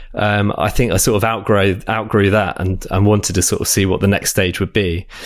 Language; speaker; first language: English; native; English